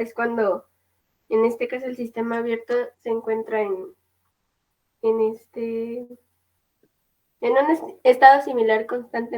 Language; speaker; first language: Spanish; native; Spanish